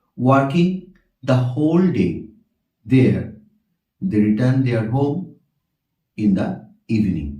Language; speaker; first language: English; non-native, local second language; Bangla